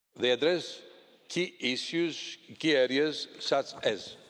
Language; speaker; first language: English; non-native, fluent; Greek